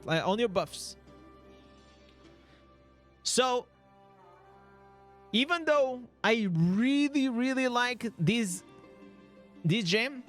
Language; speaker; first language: English; non-native, fluent; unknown